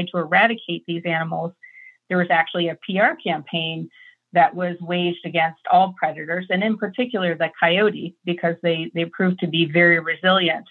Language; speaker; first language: English; native; English